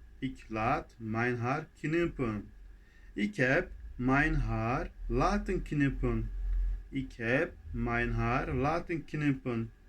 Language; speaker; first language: Dutch; non-native, fluent; Turkish